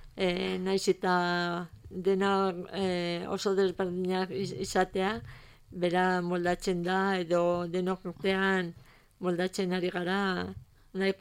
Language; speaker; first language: Basque; non-native, learner; Spanish